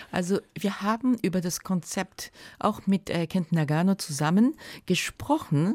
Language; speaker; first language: German; non-native, fluent; Japanese